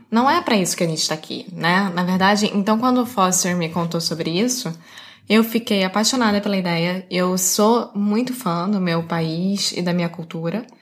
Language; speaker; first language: Portuguese; native; Portuguese